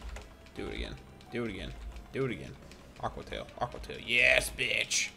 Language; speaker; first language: English; native; English